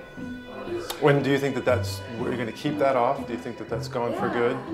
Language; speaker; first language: English; native; English